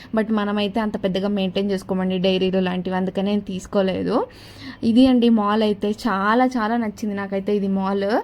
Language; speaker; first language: Telugu; non-native, local second language; Kannada